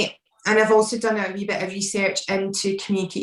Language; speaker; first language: English; native; English